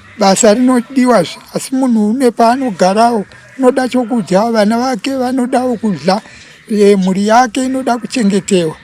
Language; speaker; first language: Shona; non-native, local second language; Venda